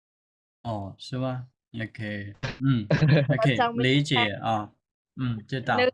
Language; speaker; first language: Chinese; non-native, fluent; Khmer